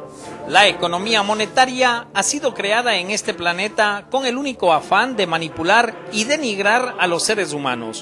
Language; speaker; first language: Spanish; native; Spanish